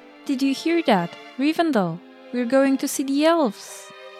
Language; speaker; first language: English; non-native, fluent; Polish